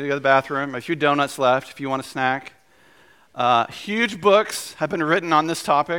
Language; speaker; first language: English; native; English